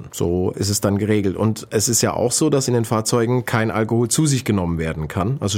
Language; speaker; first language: German; native; German